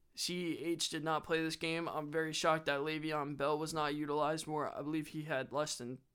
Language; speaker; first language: English; native; English